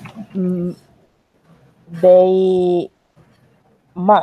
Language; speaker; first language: English; non-native, learner; Spanish